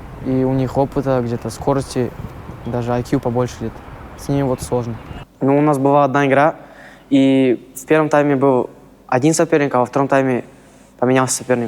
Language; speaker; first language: Russian; native; Russian